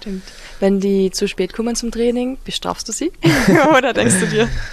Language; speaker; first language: German; native; German